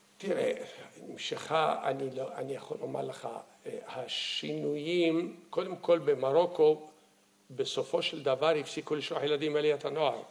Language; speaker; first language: Hebrew; early bilingual, other home language; Arabic